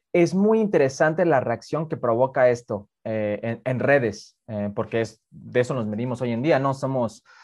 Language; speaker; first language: Spanish; early bilingual, heritage; Spanish